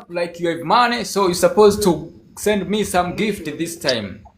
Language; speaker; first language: English; non-native, learner; Swahili